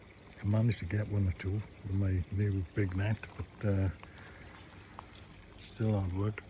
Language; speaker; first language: English; native; English